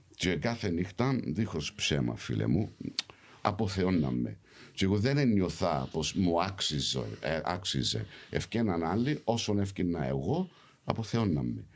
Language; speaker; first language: Greek; early bilingual, heritage; Greek